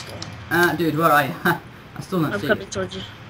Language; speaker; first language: English; native; English